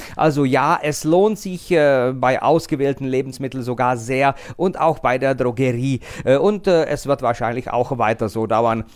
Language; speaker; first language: German; non-native, fluent; Czech